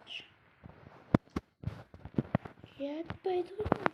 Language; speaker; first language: Turkish; non-native, learner; Kazakh